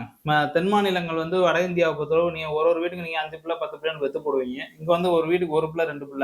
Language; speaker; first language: Tamil; native; Tamil